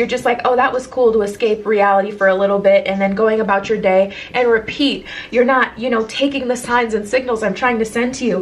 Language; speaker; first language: English; native; English